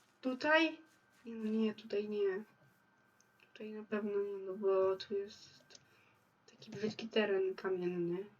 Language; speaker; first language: Polish; native; Polish